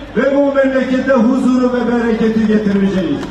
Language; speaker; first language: Turkish; native; Turkish